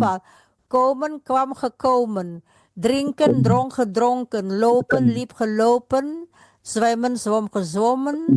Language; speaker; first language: Dutch; non-native, learner; Indonesian